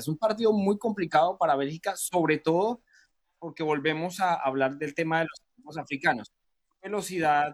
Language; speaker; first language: Spanish; native; Spanish